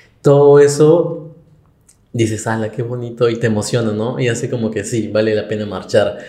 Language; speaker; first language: Spanish; native; Spanish